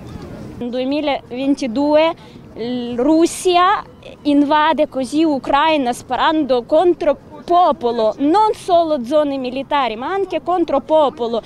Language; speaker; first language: Italian; non-native, learner; Ukrainian